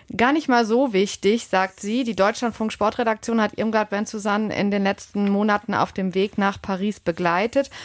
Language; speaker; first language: German; native; German